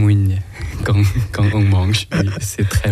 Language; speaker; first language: French; non-native, learner; Thai